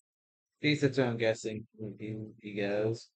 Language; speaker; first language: English; native; English